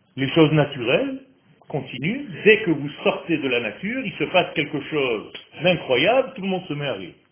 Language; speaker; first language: French; non-native, fluent; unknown